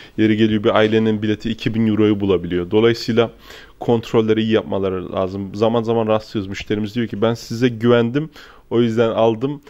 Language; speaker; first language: Turkish; early bilingual, heritage; Turkish